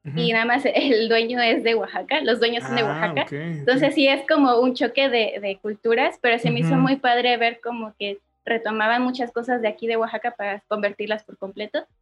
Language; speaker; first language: Spanish; native; Spanish